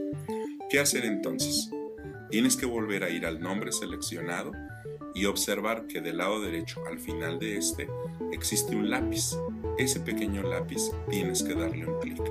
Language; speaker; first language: Spanish; native; Spanish